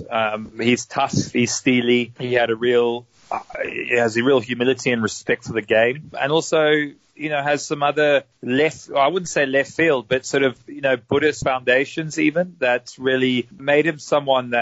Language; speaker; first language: English; native; English